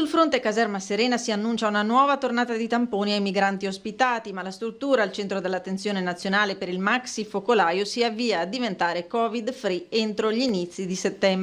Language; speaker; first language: Italian; native; Italian